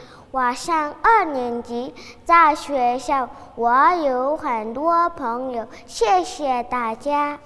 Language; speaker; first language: Chinese; non-native, learner; Mongolian